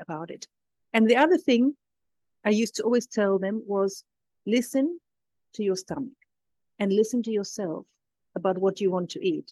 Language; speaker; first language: English; native; English